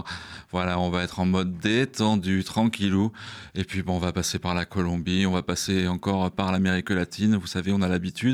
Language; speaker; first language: French; native; French